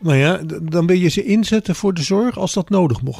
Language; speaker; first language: Dutch; native; Dutch